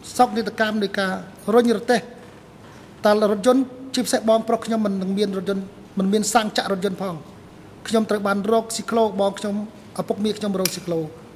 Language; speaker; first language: Khmer; native; Khmer